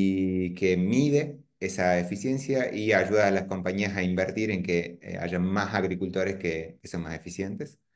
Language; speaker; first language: Spanish; native; Spanish